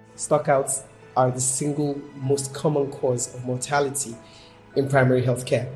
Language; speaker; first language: English; non-native, local second language; Yoruba